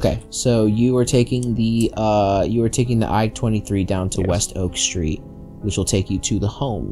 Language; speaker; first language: English; native; English